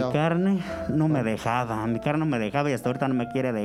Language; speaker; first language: Spanish; native; Spanish